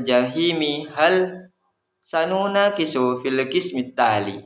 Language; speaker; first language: Arabic; non-native, learner; Indonesian